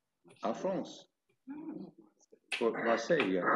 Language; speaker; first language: French; non-native, fluent; English